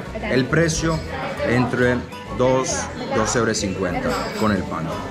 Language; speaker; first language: Spanish; non-native, fluent; Italian